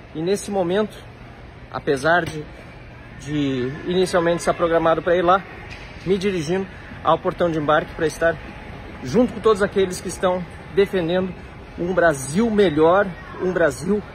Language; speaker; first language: Portuguese; native; Portuguese